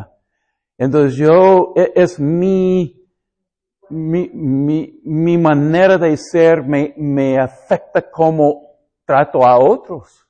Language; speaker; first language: Spanish; non-native, fluent; English